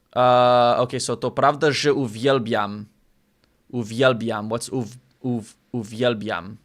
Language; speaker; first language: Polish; non-native, learner; English